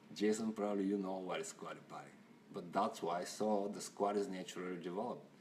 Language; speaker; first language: English; non-native, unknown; Bulgarian